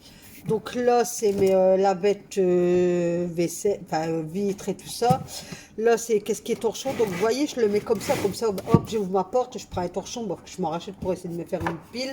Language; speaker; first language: French; native; French